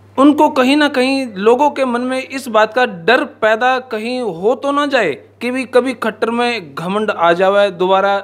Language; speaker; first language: Hindi; native; Hindi